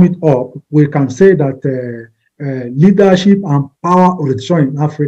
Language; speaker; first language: English; non-native, local second language; Igbo